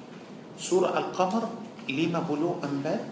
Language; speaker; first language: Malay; non-native, fluent; Arabic